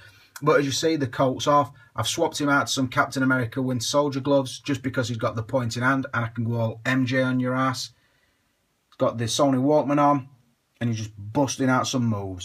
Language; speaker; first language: English; native; English